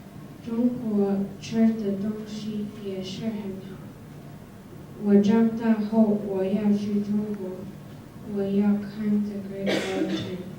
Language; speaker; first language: Chinese; non-native, learner; English